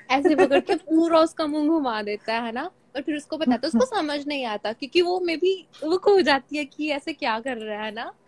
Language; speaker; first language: Hindi; native; Hindi